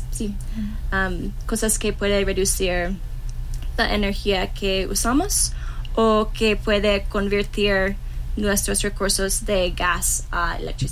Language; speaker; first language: Spanish; non-native, learner; English